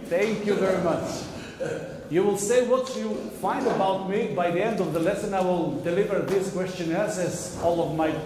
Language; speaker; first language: English; non-native, fluent; Macedonian